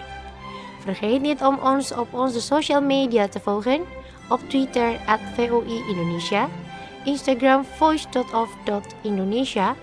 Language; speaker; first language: Dutch; non-native, fluent; Indonesian